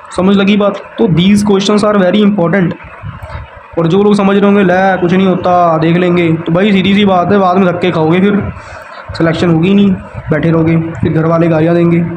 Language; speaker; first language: Hindi; native; Hindi